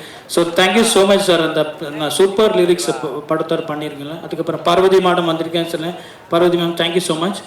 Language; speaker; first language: Tamil; non-native, learner; Malayalam